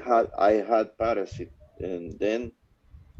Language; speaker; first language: English; non-native, learner; Spanish